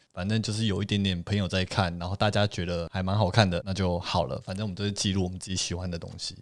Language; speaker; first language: Chinese; early bilingual, heritage; Chinese